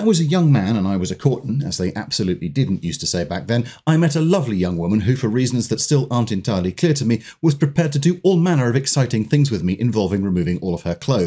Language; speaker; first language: English; native; English